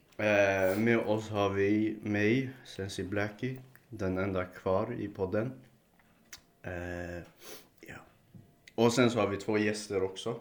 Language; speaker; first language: Swedish; early bilingual, other home language; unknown